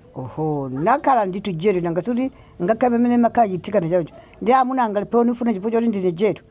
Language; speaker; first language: Nyanja; native; Nyanja